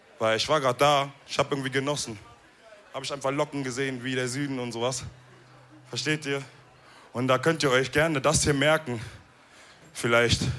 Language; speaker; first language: German; early bilingual, other home language; Wolof